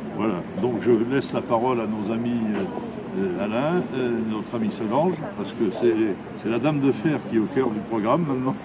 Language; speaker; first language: French; native; French